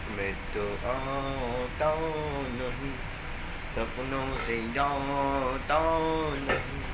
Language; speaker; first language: Hindi; non-native, local second language; Marathi